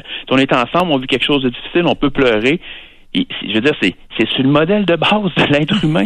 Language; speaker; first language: French; native; French